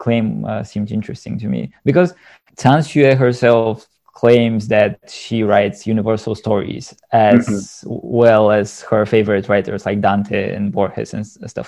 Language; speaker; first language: English; non-native, fluent; Bulgarian